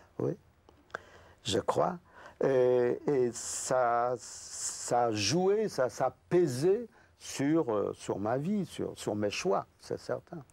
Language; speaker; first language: French; non-native, fluent; Yiddish